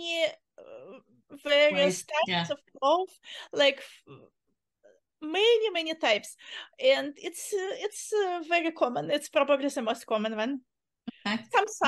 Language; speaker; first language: English; non-native, fluent; Uzbek